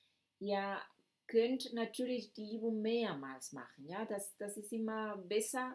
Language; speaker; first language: German; non-native, fluent; Spanish